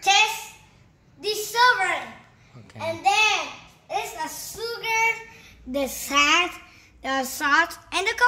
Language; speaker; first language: English; non-native, learner; Vietnamese